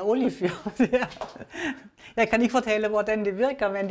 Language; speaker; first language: Danish; non-native, learner; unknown